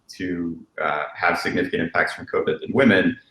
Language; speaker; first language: English; native; English